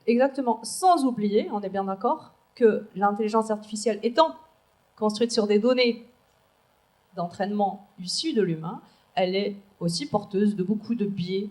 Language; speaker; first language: French; native; French